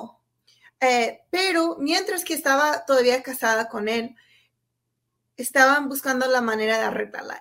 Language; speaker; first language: Spanish; non-native, fluent; English